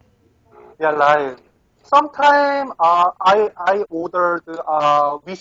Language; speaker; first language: English; non-native, learner; Korean